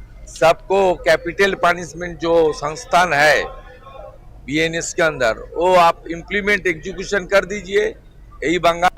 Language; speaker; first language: Hindi; non-native, local second language; Bangla